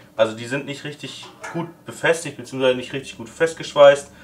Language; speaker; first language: German; native; German